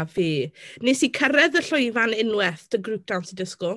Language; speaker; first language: Welsh; non-native, local second language; English